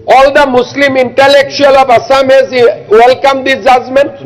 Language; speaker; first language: English; non-native, local second language; Assamese